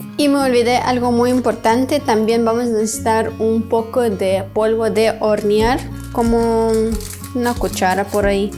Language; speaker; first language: Spanish; non-native, fluent; Ukrainian